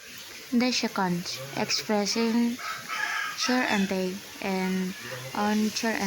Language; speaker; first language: English; non-native, learner; Indonesian